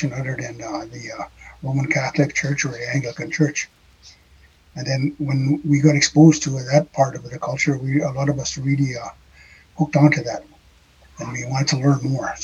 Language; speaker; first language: English; native; English